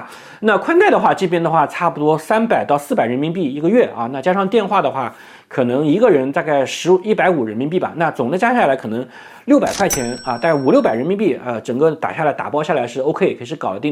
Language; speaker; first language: Chinese; native; Chinese